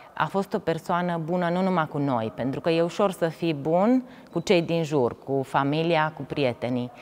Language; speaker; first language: Romanian; native; Romanian